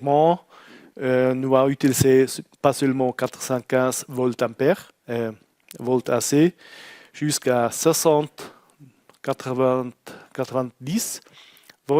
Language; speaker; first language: French; non-native, learner; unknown